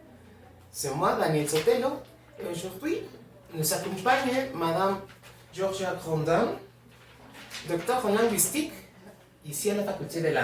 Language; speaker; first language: French; non-native, learner; Spanish